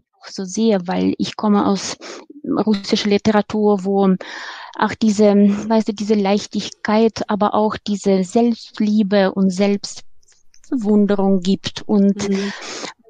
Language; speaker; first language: German; non-native, fluent; Ukrainian